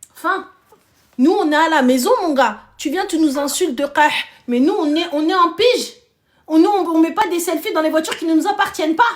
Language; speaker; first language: French; early bilingual, other home language; Arabic